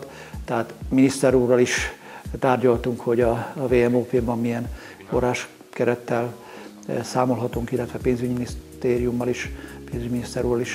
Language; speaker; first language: Hungarian; native; Hungarian